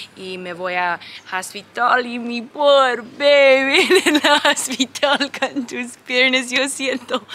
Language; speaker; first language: Spanish; non-native, learner; English